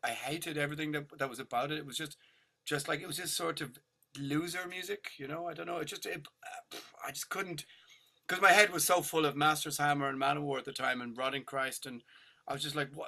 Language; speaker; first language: English; native; English